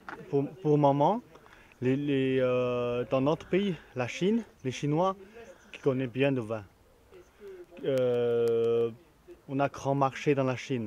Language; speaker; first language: French; non-native, learner; Chinese